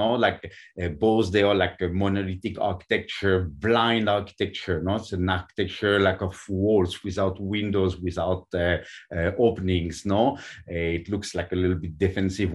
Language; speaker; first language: English; non-native, fluent; French